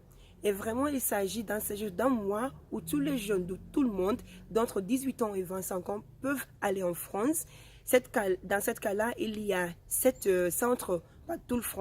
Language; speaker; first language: French; non-native, fluent; Spanish